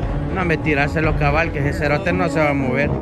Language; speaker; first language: Spanish; native; Spanish